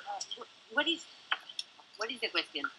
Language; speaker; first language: English; non-native, learner; Spanish